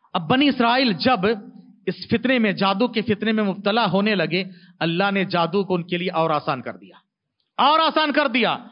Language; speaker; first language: Urdu; native; Urdu